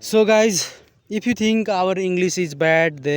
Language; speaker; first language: English; non-native, learner; Nepali